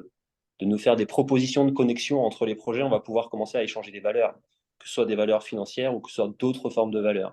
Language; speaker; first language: French; native; French